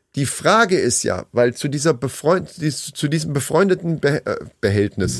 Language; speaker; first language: German; native; German